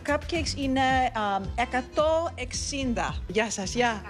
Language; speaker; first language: Greek; early bilingual, heritage; Greek